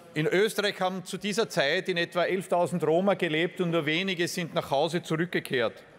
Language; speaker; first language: German; native; German